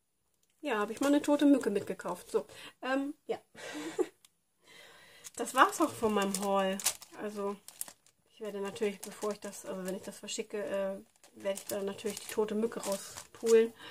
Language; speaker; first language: German; native; German